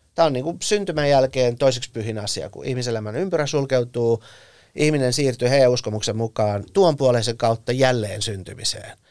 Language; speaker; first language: Finnish; early bilingual, other home language; Persian